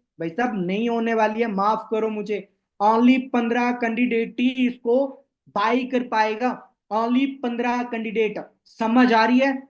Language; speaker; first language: Hindi; non-native, local second language; Bangla